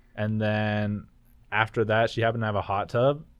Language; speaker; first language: English; native; English